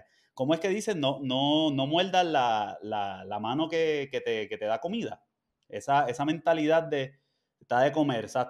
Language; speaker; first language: Spanish; native; Spanish